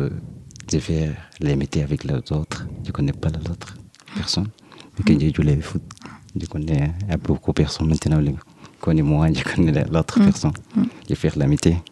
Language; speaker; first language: French; non-native, learner; Arabic